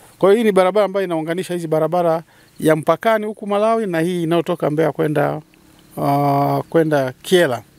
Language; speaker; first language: Swahili; native; Swahili